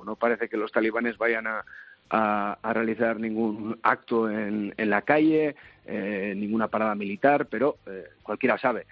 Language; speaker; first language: Spanish; native; Spanish